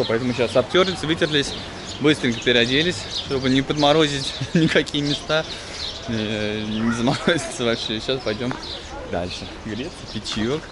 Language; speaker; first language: Russian; native; Russian